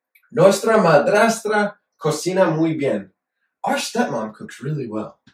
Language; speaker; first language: Spanish; non-native, fluent; English